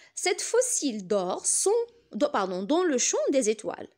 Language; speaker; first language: French; non-native, local second language; Arabic